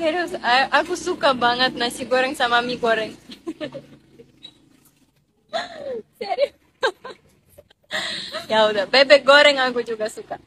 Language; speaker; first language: Indonesian; non-native, fluent; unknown